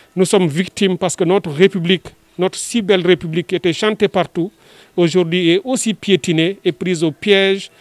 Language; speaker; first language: French; non-native, local second language; Wolof